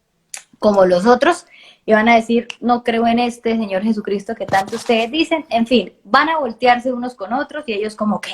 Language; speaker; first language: Spanish; native; Spanish